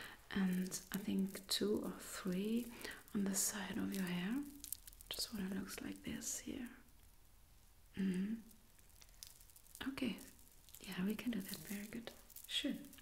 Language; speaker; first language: English; non-native, fluent; German